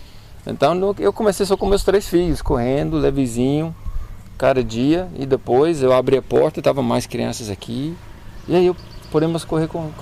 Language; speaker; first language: Portuguese; non-native, learner; English